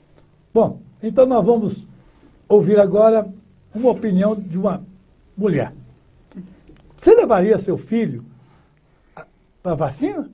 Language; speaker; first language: Portuguese; native; Portuguese